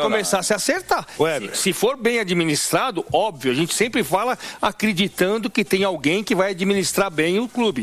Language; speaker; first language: Portuguese; native; Portuguese